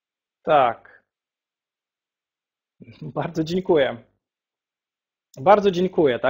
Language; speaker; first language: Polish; non-native, fluent; Russian